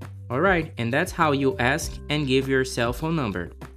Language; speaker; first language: English; non-native, fluent; Portuguese